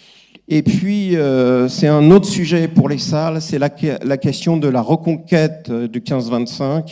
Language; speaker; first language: French; native; French